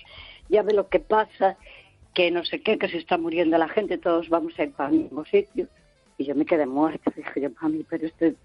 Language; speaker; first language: Spanish; native; Spanish